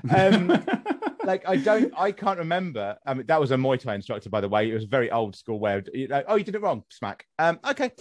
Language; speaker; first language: English; native; English